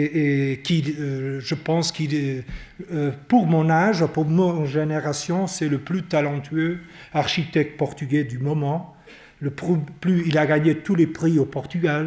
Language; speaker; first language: French; non-native, fluent; Portuguese